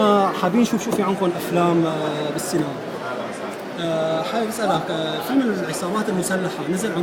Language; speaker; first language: Arabic; native; Arabic